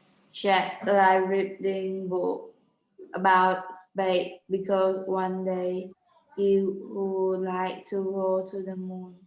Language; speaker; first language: English; non-native, learner; Vietnamese